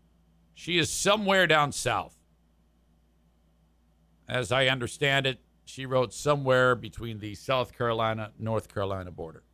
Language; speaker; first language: English; native; English